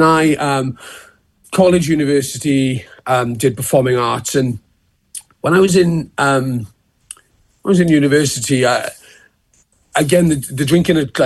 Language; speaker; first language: English; native; English